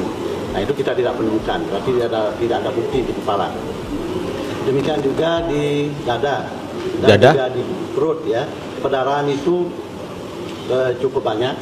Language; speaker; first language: Indonesian; native; Indonesian